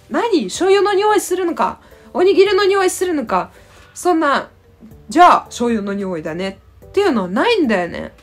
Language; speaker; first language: Japanese; non-native, fluent; Russian